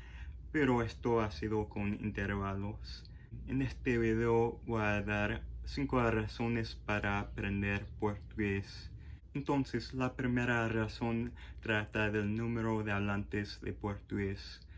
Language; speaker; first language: Spanish; non-native, fluent; English